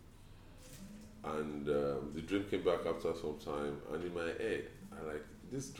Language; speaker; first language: English; non-native, local second language; Yoruba